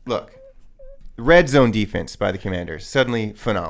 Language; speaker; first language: English; native; English